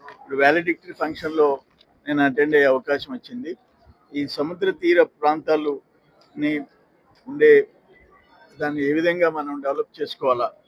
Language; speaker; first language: Telugu; native; Telugu